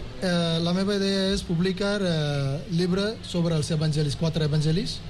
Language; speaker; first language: Catalan; non-native, fluent; Tamil